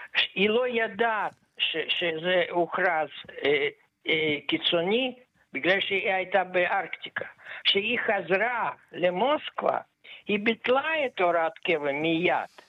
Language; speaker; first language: Hebrew; non-native, fluent; Russian